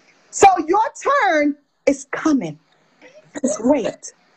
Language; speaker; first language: English; early bilingual, other home language; French